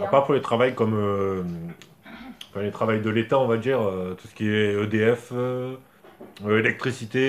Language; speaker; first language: French; native; French